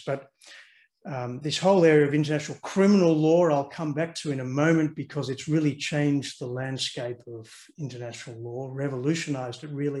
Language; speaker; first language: English; native; English